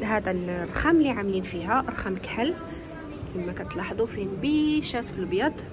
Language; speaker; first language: Arabic; native; Arabic